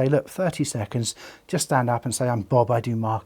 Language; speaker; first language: English; native; English